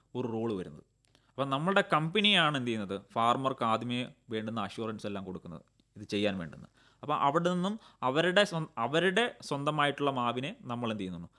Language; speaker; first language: Malayalam; native; Malayalam